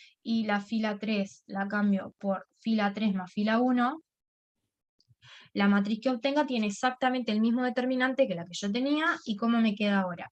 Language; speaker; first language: Spanish; native; Spanish